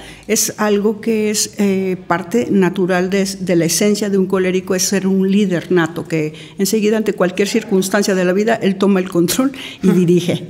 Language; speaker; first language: Spanish; native; Spanish